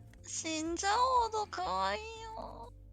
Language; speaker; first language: Japanese; non-native, learner; English